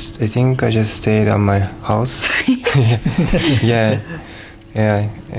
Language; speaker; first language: English; non-native, learner; Japanese